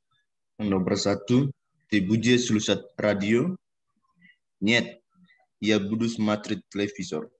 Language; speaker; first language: Russian; non-native, learner; Indonesian